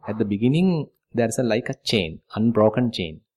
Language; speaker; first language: English; non-native, local second language; Sinhala